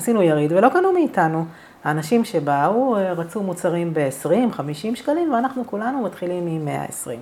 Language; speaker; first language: Hebrew; native; Hebrew